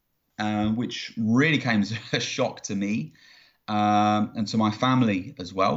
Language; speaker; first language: English; native; English